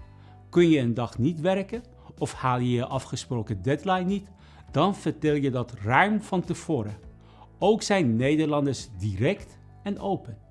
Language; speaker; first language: Dutch; non-native, fluent; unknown